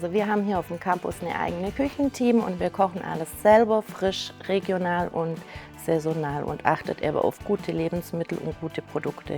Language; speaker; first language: German; native; German